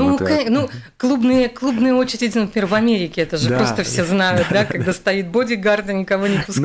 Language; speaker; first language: Russian; native; Russian